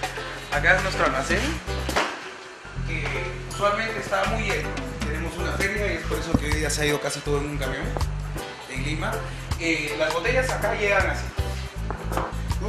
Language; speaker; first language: Spanish; native; Spanish